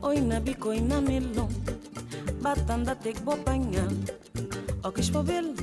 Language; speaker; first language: Portuguese; non-native, local second language; Kabuverdianu